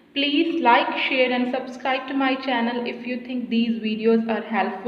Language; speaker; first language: English; non-native, local second language; Punjabi